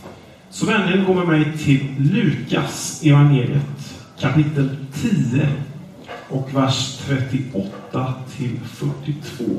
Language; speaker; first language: Swedish; non-native, fluent; English